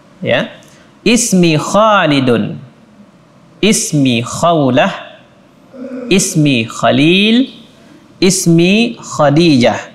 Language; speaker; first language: Arabic; non-native, fluent; Indonesian